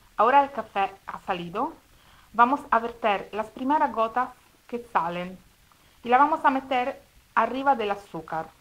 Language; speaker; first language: Spanish; non-native, fluent; Italian